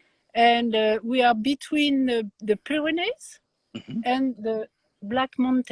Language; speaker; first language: English; non-native, learner; French